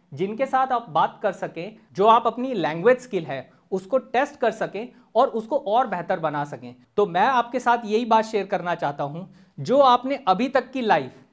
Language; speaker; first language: Hindi; native; Hindi